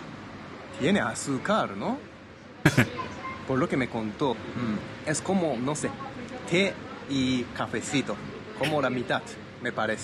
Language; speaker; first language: Spanish; non-native, fluent; Japanese